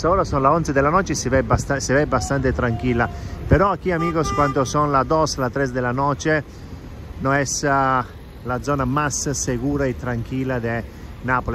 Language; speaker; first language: Spanish; non-native, fluent; Italian